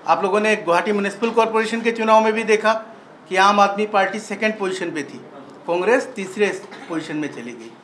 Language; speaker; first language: Hindi; non-native, local second language; Assamese